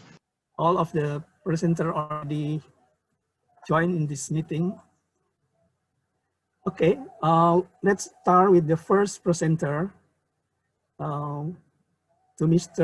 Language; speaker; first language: English; non-native, learner; Indonesian